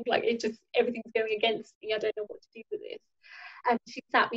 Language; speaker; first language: English; native; English